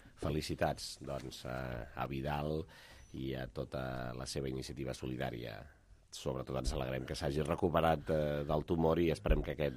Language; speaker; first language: Catalan; native; Catalan